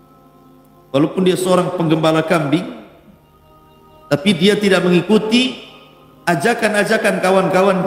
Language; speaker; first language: Indonesian; native; Indonesian